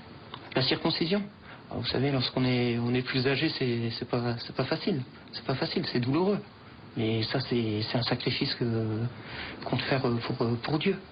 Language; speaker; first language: French; native; French